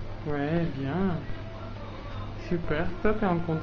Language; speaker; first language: French; native; French